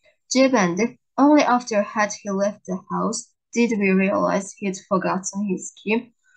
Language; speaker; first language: English; non-native, fluent; Azerbaijani